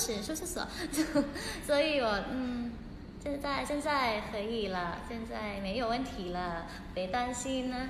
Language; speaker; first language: Chinese; non-native, learner; Thai